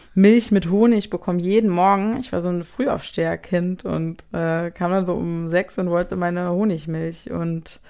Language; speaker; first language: German; native; German